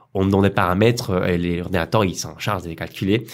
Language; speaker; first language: French; non-native, fluent; Spanish